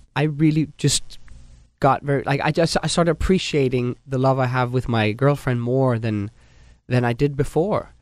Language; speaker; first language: English; non-native, fluent; Danish